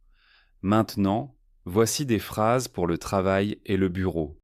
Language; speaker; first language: French; native; French